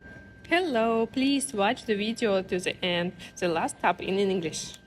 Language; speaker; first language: English; non-native, learner; Russian